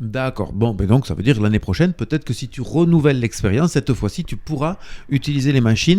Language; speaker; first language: French; native; French